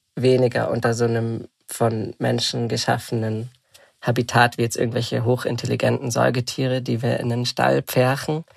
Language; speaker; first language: German; native; German